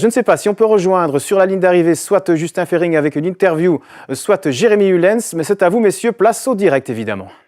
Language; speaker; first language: French; native; French